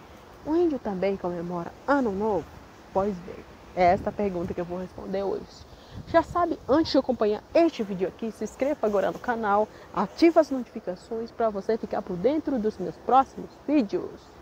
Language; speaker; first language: Portuguese; non-native, local second language; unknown